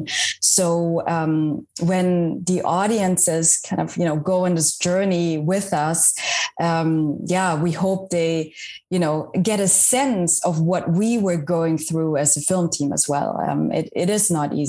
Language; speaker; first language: English; non-native, fluent; German